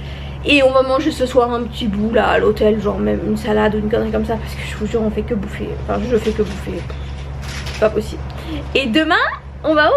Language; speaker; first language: French; native; French